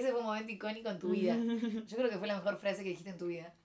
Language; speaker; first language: Spanish; native; Spanish